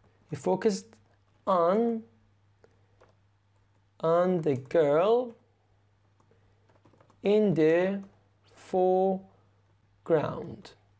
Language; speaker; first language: English; non-native, fluent; Persian